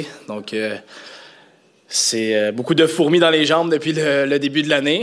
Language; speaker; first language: French; native; French